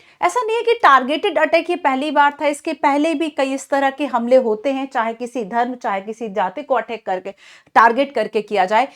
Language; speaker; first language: Hindi; native; Hindi